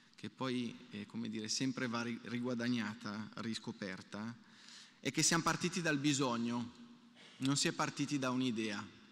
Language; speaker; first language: Italian; native; Italian